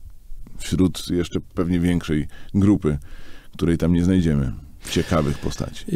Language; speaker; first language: Polish; native; Polish